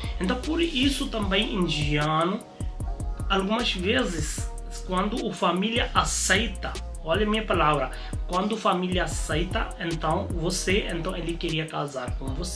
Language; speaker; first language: Portuguese; non-native, learner; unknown